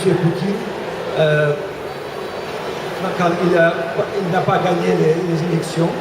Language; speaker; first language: French; non-native, fluent; Russian